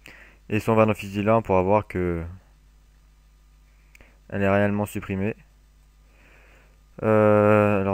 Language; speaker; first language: French; native; French